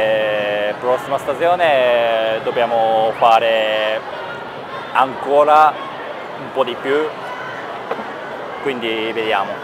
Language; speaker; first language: Italian; non-native, learner; Japanese